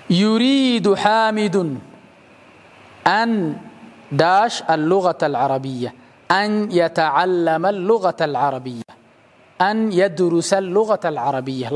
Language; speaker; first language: Arabic; non-native, local second language; Somali